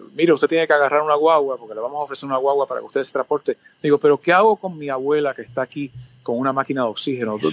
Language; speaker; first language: Spanish; early bilingual, other home language; English